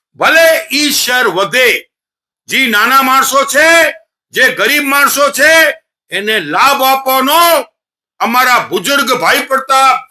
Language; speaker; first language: Gujarati; non-native, local second language; Sindhi